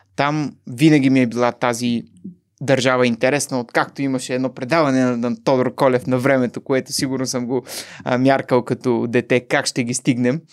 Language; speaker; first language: Bulgarian; native; Bulgarian